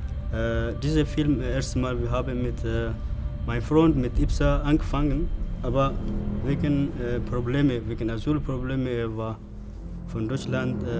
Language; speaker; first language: German; non-native, learner; Oromo